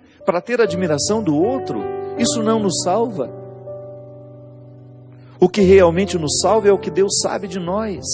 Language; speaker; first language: Portuguese; native; Portuguese